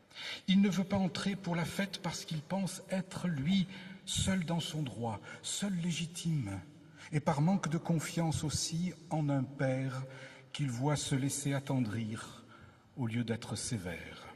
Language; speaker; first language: French; native; French